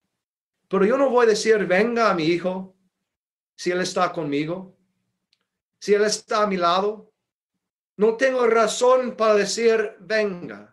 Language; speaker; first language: Spanish; non-native, fluent; English